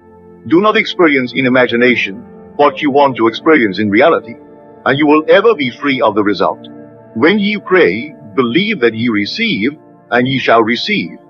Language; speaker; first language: English; native; English